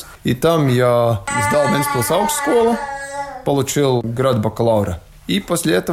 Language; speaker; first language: Russian; non-native, local second language; Latvian